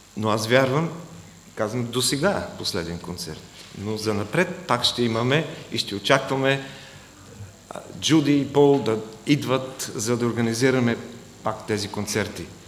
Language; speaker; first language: Bulgarian; non-native, fluent; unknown